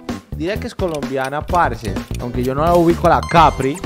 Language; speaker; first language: Spanish; native; Spanish